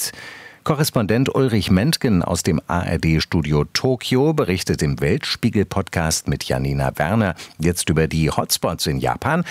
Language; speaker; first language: German; native; German